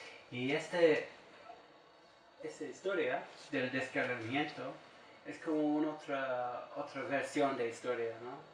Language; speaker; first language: Spanish; non-native, learner; English